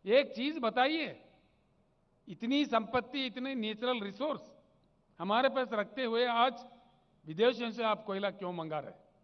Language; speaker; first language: Hindi; non-native, local second language; Telugu